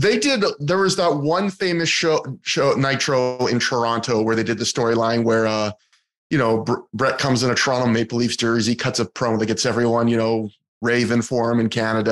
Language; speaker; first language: English; native; English